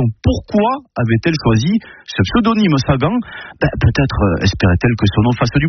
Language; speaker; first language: French; native; French